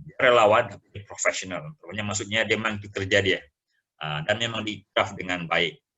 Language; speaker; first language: Malay; native; Malay